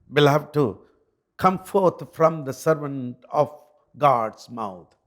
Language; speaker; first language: English; non-native, local second language; Tamil